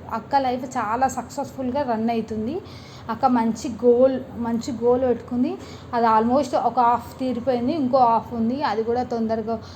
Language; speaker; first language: Telugu; native; Telugu